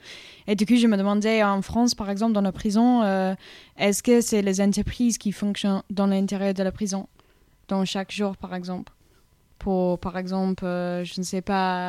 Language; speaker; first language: French; non-native, learner; English